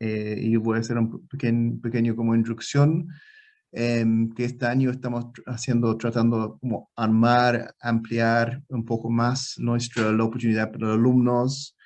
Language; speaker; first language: Spanish; non-native, fluent; English